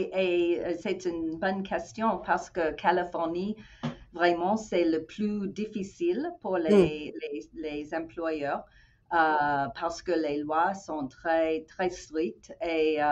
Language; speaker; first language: French; non-native, fluent; English